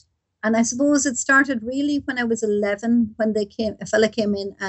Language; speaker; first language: English; native; English